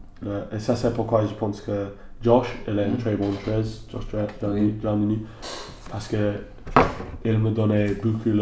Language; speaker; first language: French; non-native, learner; English